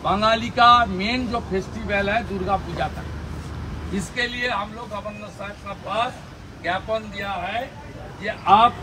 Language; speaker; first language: Hindi; non-native, local second language; Bangla